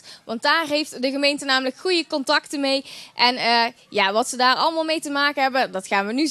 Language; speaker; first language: Dutch; native; Dutch